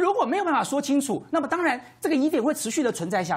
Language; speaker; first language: Chinese; native; Chinese